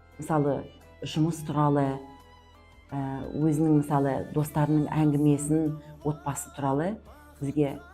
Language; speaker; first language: Kazakh; non-native, local second language; Russian